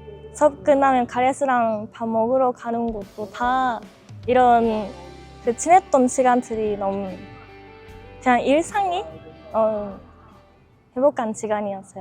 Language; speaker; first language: Korean; non-native, learner; Japanese